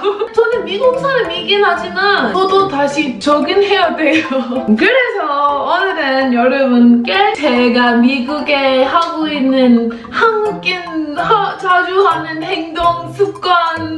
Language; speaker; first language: Korean; non-native, fluent; English